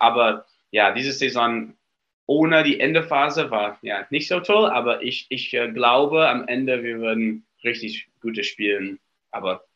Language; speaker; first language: German; non-native, learner; English